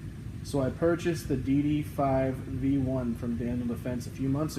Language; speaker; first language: English; native; English